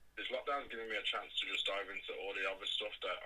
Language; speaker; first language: English; native; English